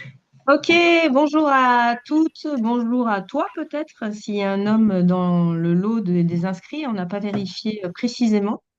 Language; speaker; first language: French; native; French